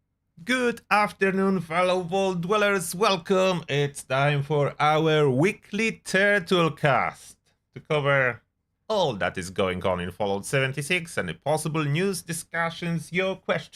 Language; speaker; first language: English; non-native, fluent; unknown